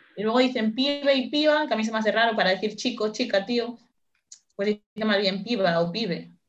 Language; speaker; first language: Spanish; native; Spanish